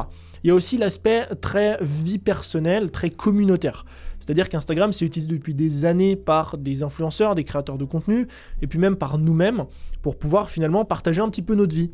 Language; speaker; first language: French; native; French